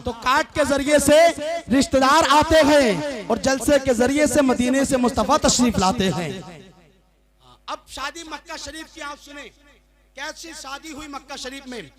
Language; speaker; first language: Hindi; native; Hindi